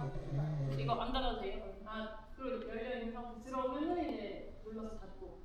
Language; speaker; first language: Korean; non-native, learner; Japanese